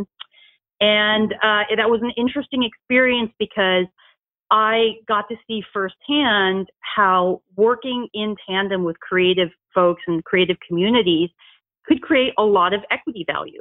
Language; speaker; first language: English; native; English